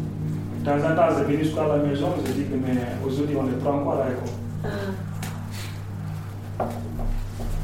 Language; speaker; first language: French; non-native, learner; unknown